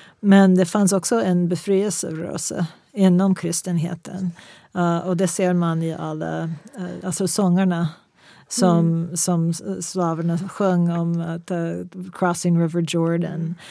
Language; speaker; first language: Swedish; non-native, fluent; English